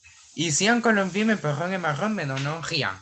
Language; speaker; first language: French; non-native, learner; Spanish